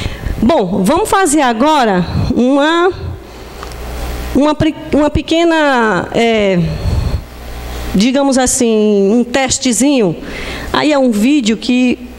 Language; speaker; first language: Portuguese; native; Portuguese